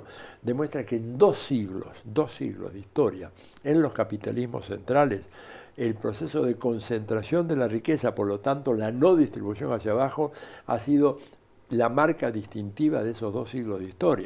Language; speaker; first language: Spanish; native; Spanish